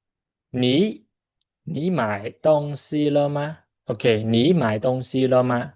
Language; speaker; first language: Chinese; non-native, fluent; Khmer